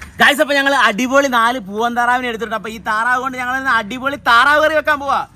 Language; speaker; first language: Malayalam; native; Malayalam